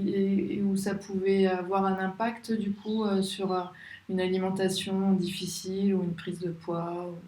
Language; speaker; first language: French; native; French